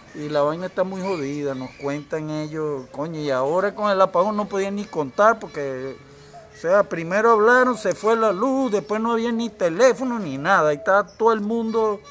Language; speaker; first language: Spanish; native; Spanish